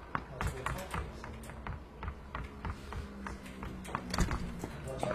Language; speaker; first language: Korean; native; Korean